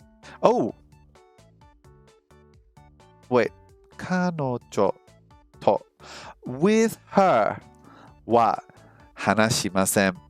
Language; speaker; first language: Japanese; non-native, learner; English